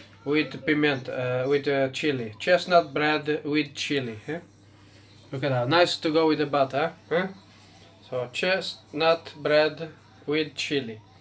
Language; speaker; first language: English; non-native, fluent; Portuguese